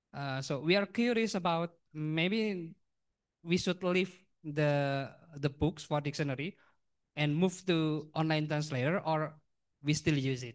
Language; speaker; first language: English; non-native, fluent; Indonesian